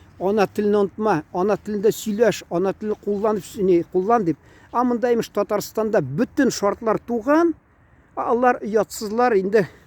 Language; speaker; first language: Tatar; native; Tatar